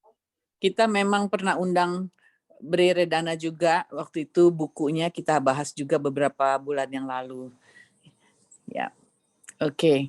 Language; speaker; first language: Indonesian; native; Indonesian